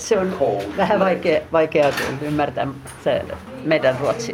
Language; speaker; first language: Finnish; non-native, local second language; Swedish